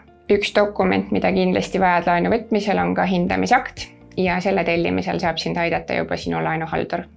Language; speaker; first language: Estonian; native; Estonian